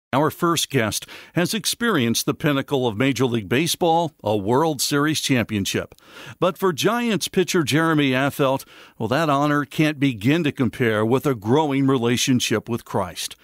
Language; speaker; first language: English; native; English